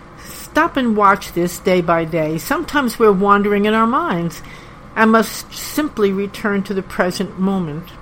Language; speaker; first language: English; native; English